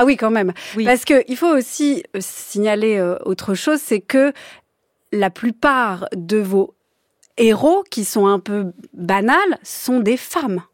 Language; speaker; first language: French; native; French